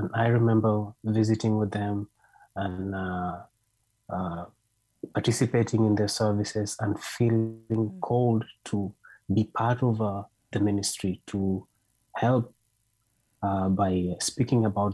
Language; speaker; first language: English; non-native, local second language; Luyia